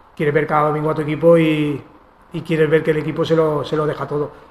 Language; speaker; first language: Spanish; non-native, local second language; Catalan